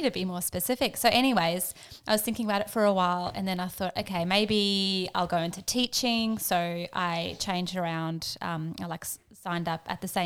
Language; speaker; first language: English; native; English